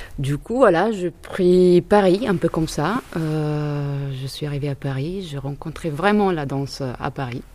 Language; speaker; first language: French; non-native, fluent; Italian